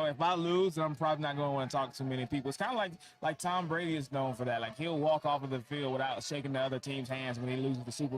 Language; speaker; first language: English; native; English